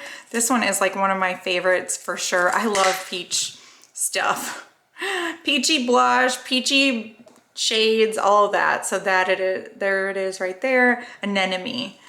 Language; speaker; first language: English; native; English